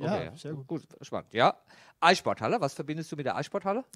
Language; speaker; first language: German; native; German